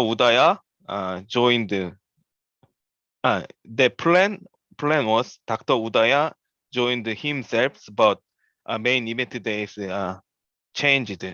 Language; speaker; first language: English; non-native, learner; Korean